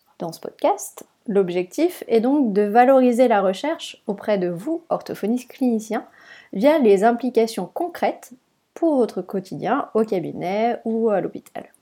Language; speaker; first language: French; native; French